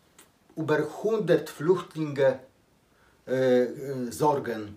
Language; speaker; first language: German; non-native, learner; Polish